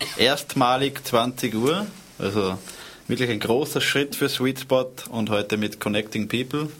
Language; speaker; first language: German; native; German